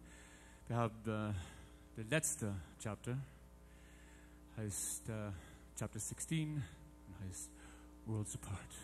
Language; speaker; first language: German; non-native, learner; English